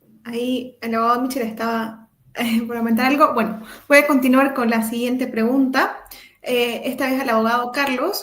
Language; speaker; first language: Spanish; native; Spanish